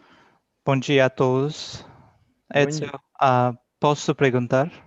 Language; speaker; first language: Portuguese; non-native, learner; Spanish